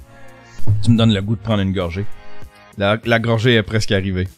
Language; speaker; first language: French; native; French